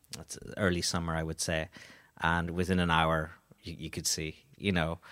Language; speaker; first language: English; native; English